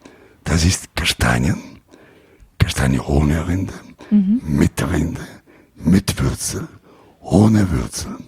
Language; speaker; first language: German; non-native, learner; Italian